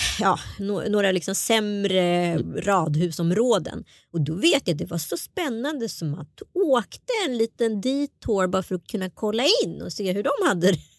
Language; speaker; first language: Swedish; early bilingual, other home language; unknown